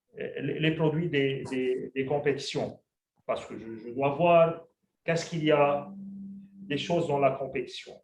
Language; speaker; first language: French; non-native, local second language; Arabic